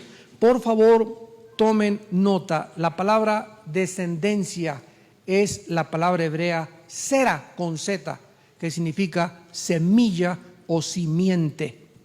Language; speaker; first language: Spanish; native; Spanish